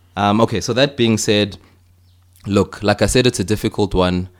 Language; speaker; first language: English; native; English